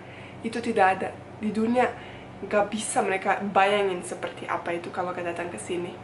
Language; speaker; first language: Indonesian; non-native, fluent; Bosnian